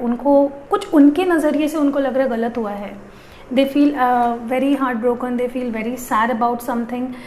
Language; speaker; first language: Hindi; non-native, local second language; Marathi